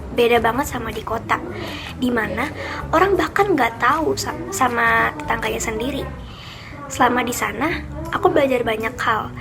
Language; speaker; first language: Indonesian; native; Indonesian